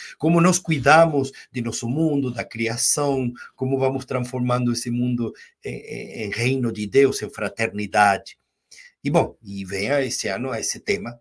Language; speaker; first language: Portuguese; non-native, fluent; Spanish